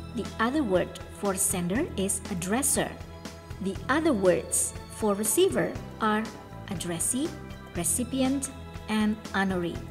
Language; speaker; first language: English; non-native, fluent; Indonesian